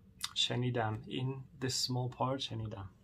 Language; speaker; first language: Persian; non-native, learner; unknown